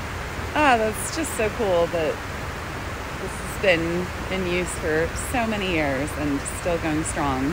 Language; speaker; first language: English; native; English